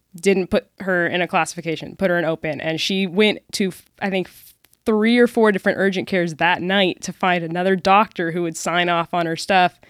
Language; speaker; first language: English; native; English